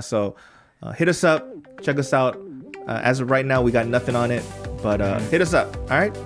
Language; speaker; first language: English; early bilingual, other home language; Korean